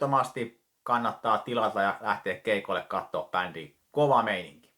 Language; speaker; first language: Finnish; native; Finnish